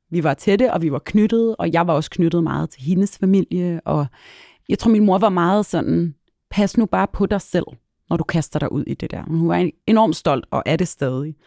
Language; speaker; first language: Danish; early bilingual, other home language; Arabic